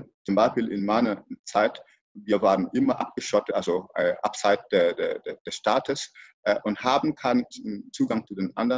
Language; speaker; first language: German; non-native, fluent; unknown